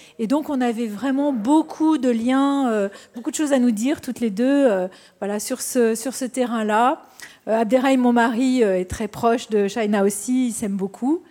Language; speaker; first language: French; native; French